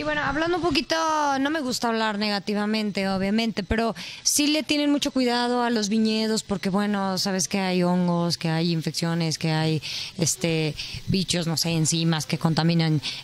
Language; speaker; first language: Spanish; native; Spanish